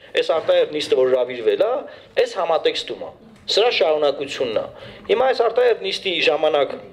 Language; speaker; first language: Armenian; native; Armenian